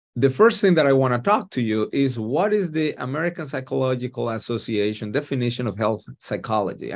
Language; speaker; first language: English; non-native, fluent; Spanish